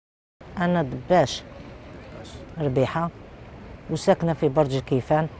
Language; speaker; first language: Arabic; native; Arabic